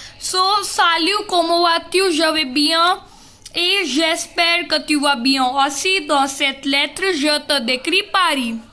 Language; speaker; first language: French; non-native, learner; Hindi